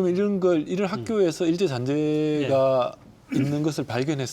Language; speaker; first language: Korean; native; Korean